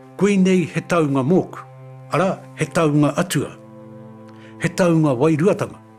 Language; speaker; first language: Māori; native; Māori